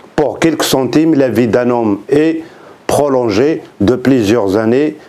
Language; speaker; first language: French; non-native, local second language; Arabic